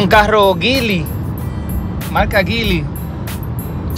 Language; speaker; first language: Spanish; native; Spanish